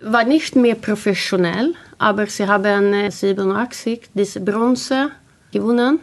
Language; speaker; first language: German; non-native, learner; Swedish